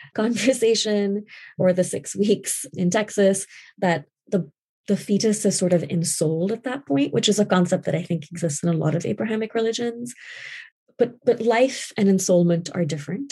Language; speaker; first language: English; non-native, local second language; Urdu